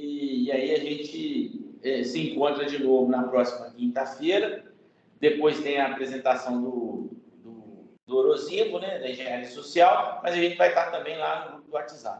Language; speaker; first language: Portuguese; native; Portuguese